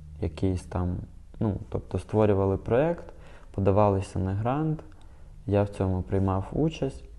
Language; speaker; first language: Ukrainian; non-native, local second language; Russian